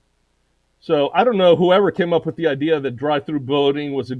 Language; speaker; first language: English; native; English